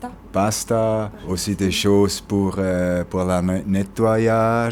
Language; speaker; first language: French; non-native, local second language; German